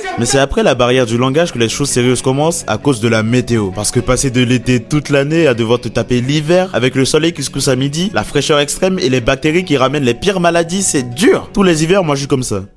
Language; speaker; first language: French; non-native, local second language; Fon